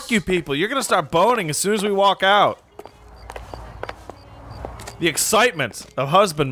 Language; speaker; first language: English; native; English